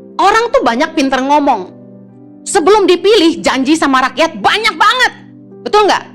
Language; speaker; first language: Indonesian; native; Indonesian